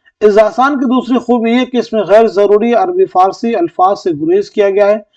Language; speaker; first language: Urdu; native; Urdu